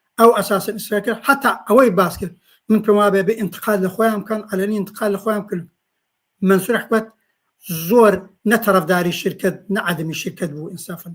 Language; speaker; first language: Central Kurdish; native; Central Kurdish